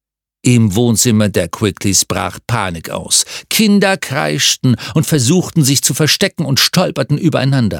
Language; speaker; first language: German; native; German